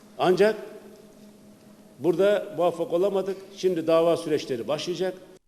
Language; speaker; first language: Turkish; native; Turkish